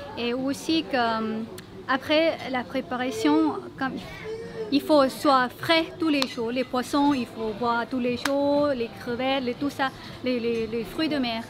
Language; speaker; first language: French; non-native, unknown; Thai